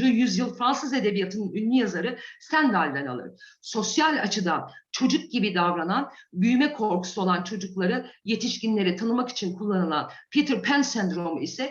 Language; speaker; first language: Turkish; native; Turkish